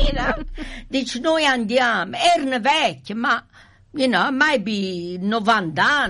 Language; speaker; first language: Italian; early bilingual, heritage; Italian